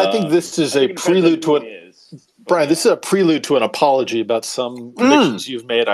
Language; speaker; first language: English; native; English